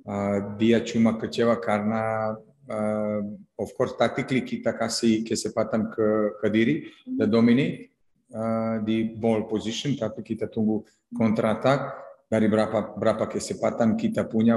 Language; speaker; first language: Indonesian; non-native, fluent; Serbian